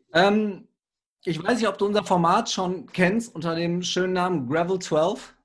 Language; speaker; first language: German; native; German